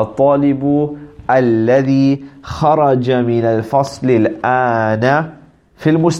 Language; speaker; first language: Arabic; non-native, fluent; English